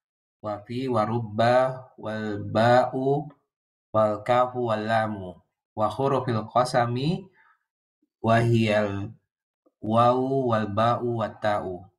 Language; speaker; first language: Arabic; non-native, learner; Indonesian